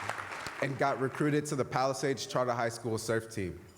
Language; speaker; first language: English; native; English